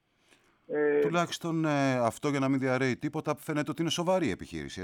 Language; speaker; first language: Greek; native; Greek